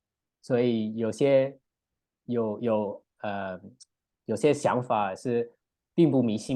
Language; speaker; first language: Chinese; early bilingual, heritage; English